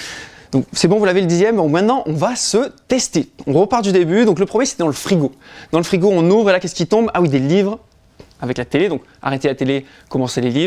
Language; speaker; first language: French; native; French